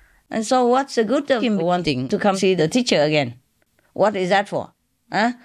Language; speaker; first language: English; non-native, fluent; Vietnamese